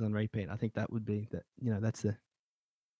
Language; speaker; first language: English; native; English